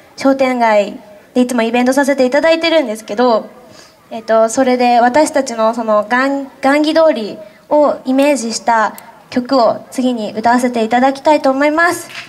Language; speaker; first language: Japanese; native; Japanese